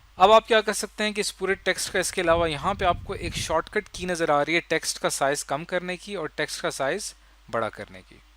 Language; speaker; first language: Urdu; native; Urdu